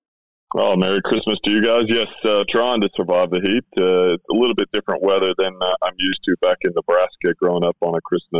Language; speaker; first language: English; native; English